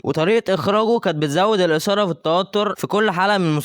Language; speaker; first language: Arabic; native; Arabic